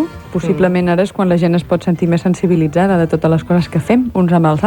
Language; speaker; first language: Catalan; native; Catalan